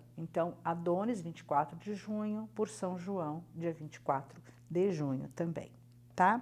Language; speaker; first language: Portuguese; native; Portuguese